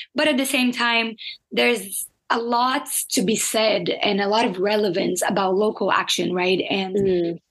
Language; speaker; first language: English; non-native, fluent; Portuguese